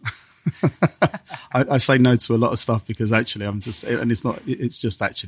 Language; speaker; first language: English; native; English